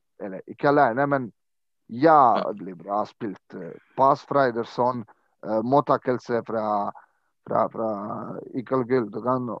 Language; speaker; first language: Norwegian; non-native, fluent; Croatian